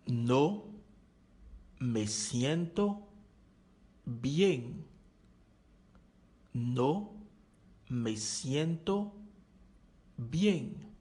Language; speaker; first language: Spanish; non-native, learner; Haitian Creole